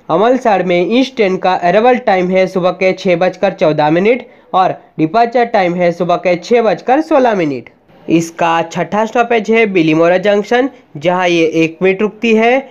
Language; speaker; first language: Hindi; non-native, local second language; Gujarati